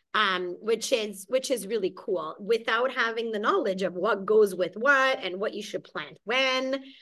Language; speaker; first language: English; early bilingual, other home language; Hungarian